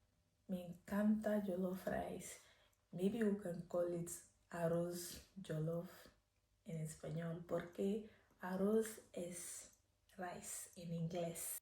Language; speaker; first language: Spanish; non-native, learner; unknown